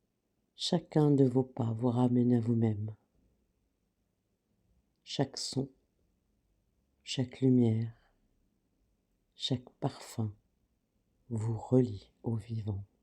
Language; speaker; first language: French; native; French